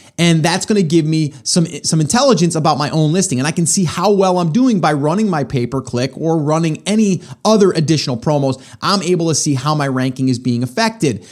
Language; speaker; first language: English; native; English